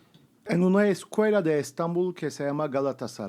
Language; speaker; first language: Spanish; non-native, fluent; Turkish